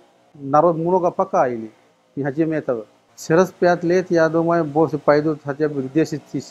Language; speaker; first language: Russian; non-native, learner; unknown